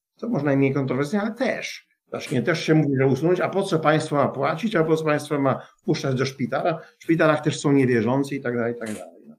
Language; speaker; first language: Polish; native; Polish